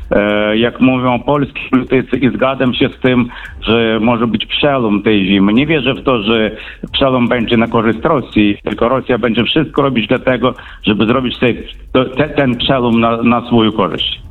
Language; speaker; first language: Polish; non-native, fluent; Ukrainian